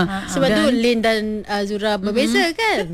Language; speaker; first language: Malay; native; Malay